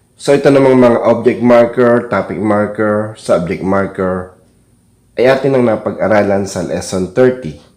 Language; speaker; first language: Filipino; native; Filipino